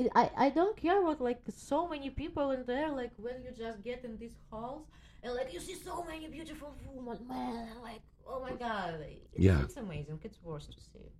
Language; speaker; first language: English; non-native, learner; Russian